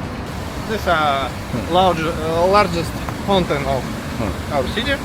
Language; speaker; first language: English; non-native, learner; Russian